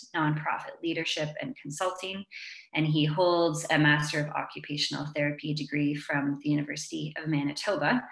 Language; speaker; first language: English; native; English